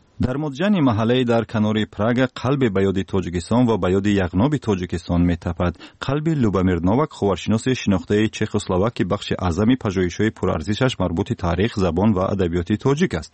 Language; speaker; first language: Tajik; native; Tajik